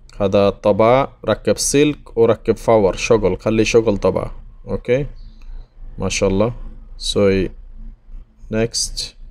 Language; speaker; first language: Arabic; non-native, learner; Bangla